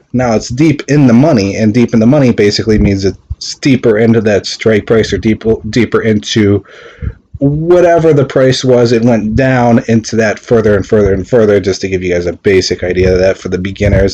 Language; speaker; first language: English; native; English